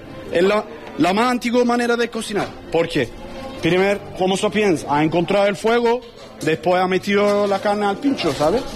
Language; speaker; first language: Spanish; non-native, learner; Turkish